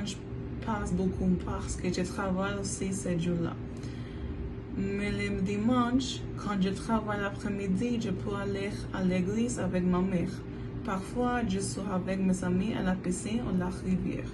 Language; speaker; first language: French; non-native, learner; Spanish